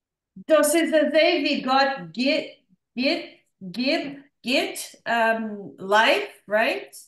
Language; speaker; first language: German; non-native, learner; English